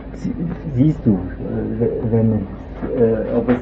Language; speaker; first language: German; non-native, local second language; French